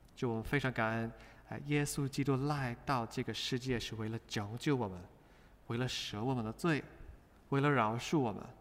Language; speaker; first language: Chinese; non-native, fluent; English